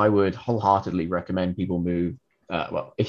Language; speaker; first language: English; native; English